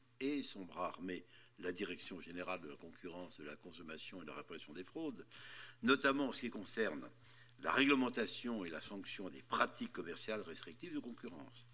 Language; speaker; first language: French; native; French